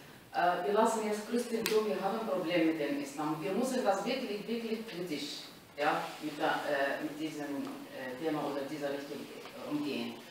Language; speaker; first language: German; non-native, learner; Arabic